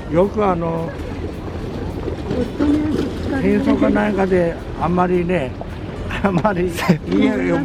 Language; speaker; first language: Japanese; native; Japanese